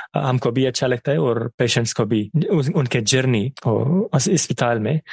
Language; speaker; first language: Urdu; non-native, fluent; Persian